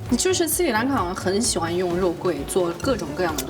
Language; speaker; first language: Chinese; native; Chinese